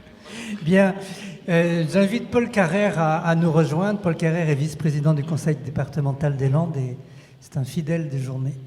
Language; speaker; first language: French; native; French